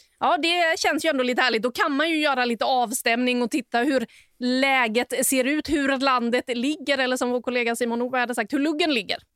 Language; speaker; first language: Swedish; native; Swedish